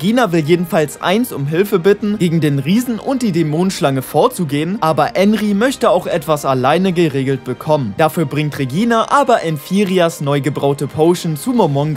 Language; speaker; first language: German; native; German